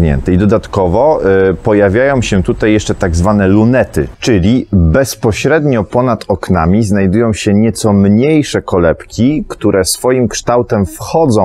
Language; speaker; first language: Polish; native; Polish